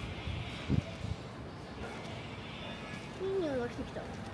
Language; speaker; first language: Japanese; native; Japanese